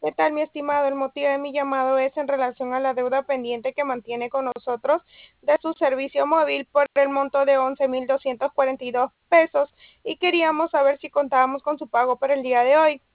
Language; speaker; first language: Spanish; native; Spanish